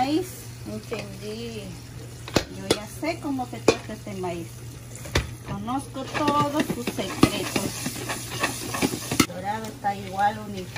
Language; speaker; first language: Spanish; native; Spanish